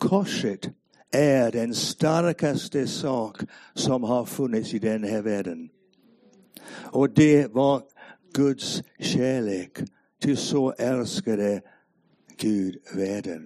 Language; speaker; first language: Swedish; non-native, fluent; English